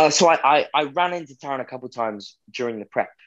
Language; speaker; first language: English; native; English